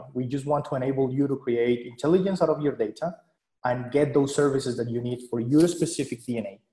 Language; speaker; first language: English; non-native, fluent; Spanish